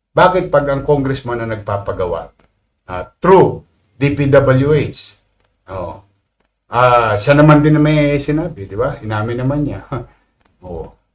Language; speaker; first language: Filipino; native; Filipino